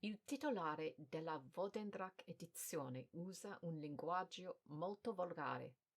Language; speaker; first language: Italian; non-native, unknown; English